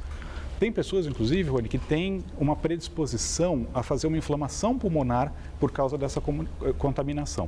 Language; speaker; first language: Portuguese; native; Portuguese